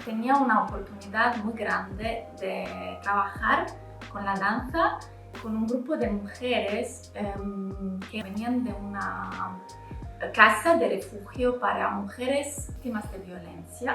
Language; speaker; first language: Spanish; non-native, fluent; Italian